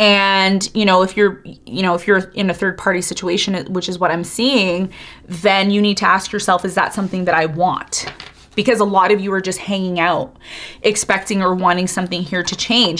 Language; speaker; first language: English; native; English